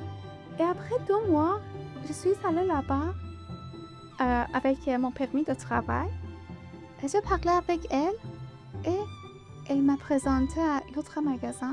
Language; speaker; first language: French; non-native, learner; Persian